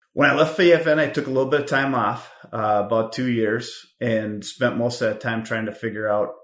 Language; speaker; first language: English; native; English